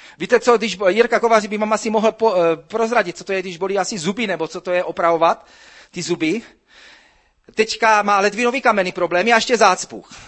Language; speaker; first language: Czech; native; Czech